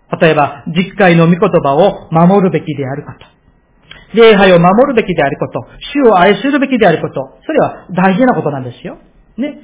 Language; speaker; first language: Japanese; non-native, fluent; Korean